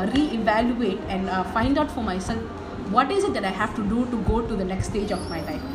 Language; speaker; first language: English; non-native, local second language; Tamil